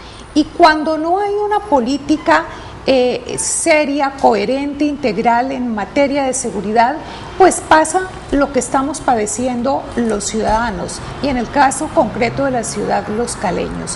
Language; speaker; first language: Spanish; native; Spanish